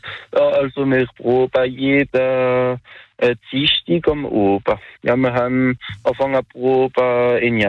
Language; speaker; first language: German; non-native, local second language; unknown